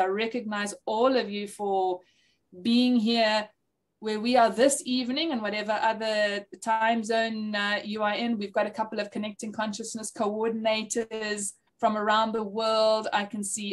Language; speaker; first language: English; native; English